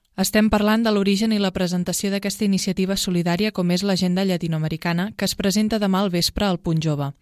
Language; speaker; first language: Catalan; native; Catalan